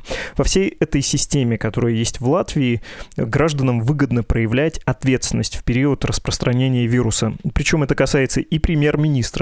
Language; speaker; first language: Russian; native; Russian